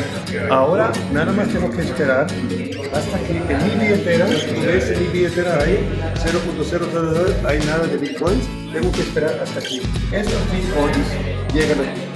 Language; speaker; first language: Spanish; non-native, fluent; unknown